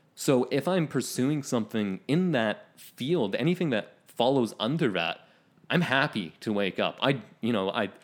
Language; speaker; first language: English; native; English